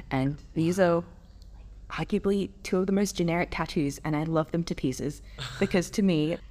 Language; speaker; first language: English; native; English